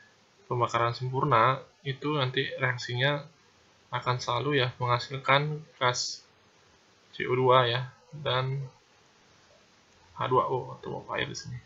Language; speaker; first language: Indonesian; native; Indonesian